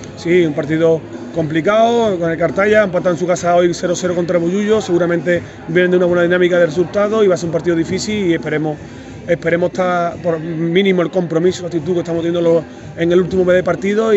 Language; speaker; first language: Spanish; native; Spanish